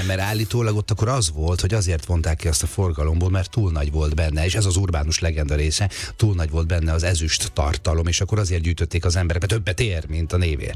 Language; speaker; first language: Hungarian; native; Hungarian